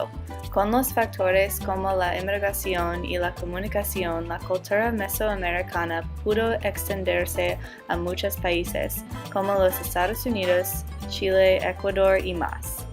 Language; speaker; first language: Spanish; non-native, learner; English